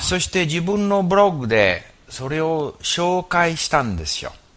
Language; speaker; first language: Japanese; non-native, fluent; English